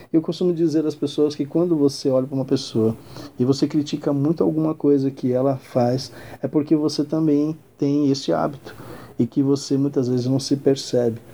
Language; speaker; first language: Portuguese; native; Portuguese